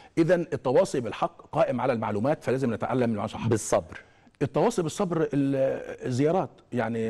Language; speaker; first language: Arabic; native; Arabic